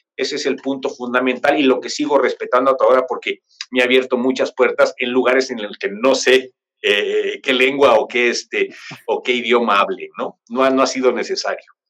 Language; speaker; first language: Spanish; native; Spanish